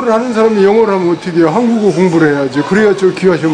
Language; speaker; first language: Korean; native; Korean